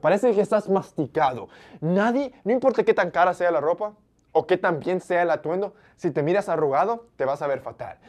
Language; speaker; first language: Spanish; early bilingual, heritage; Spanish